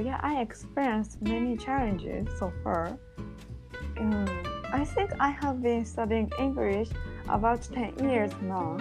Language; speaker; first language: English; non-native, learner; Japanese